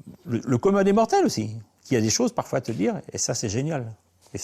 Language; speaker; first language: French; native; French